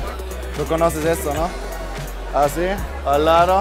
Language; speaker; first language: Spanish; non-native, fluent; German